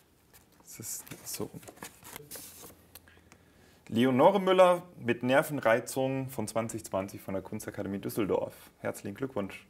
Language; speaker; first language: German; native; German